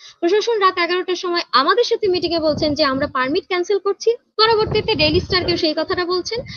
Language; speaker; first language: Bangla; native; Bangla